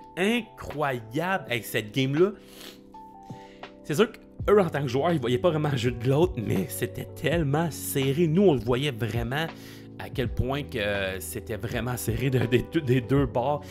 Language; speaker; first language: French; native; French